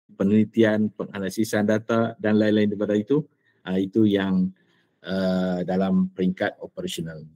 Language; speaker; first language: Malay; native; Malay